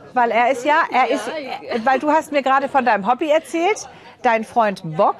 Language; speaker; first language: German; native; German